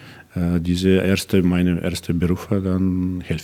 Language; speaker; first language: German; non-native, learner; Russian